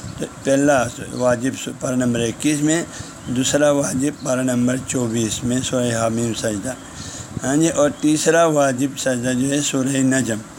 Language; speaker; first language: Urdu; non-native, local second language; Balti